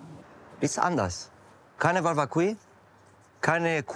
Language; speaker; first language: German; non-native, learner; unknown